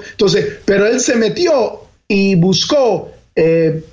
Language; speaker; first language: Spanish; early bilingual, heritage; Spanish